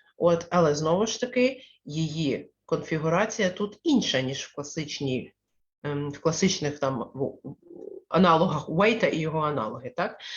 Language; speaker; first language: Ukrainian; non-native, local second language; Russian